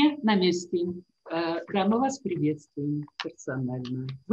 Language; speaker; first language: Russian; native; Russian